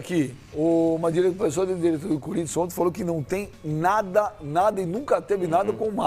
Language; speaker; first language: Portuguese; native; Portuguese